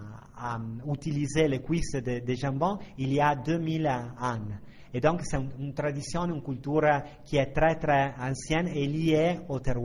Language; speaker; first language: French; non-native, fluent; Italian